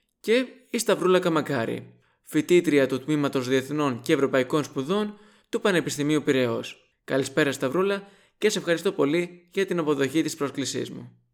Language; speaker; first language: Greek; native; Greek